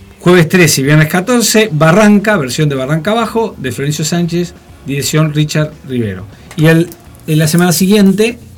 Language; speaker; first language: Spanish; native; Spanish